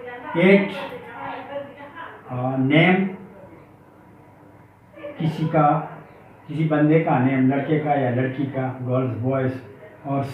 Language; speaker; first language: Urdu; native; Urdu